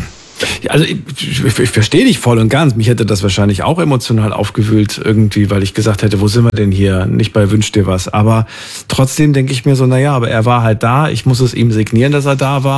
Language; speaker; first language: German; native; German